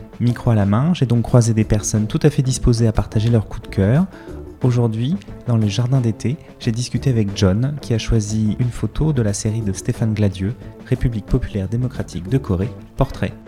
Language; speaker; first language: French; native; French